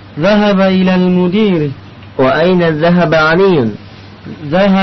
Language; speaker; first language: Arabic; non-native, learner; Indonesian